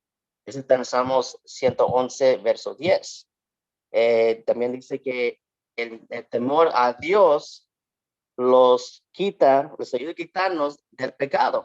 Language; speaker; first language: Spanish; early bilingual, heritage; Spanish